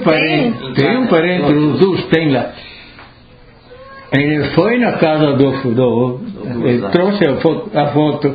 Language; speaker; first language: Portuguese; non-native, local second language; Italian